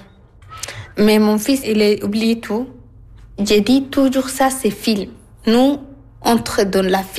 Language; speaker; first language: French; non-native, learner; Arabic